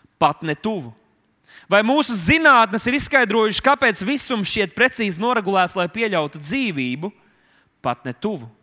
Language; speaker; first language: Latvian; native; Latvian